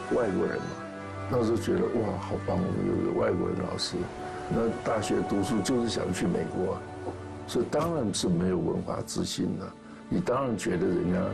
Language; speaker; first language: Chinese; native; Chinese